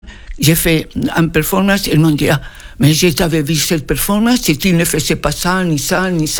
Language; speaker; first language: French; non-native, fluent; Spanish